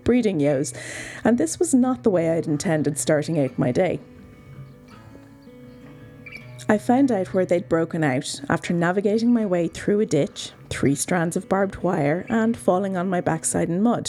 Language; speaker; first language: English; native; English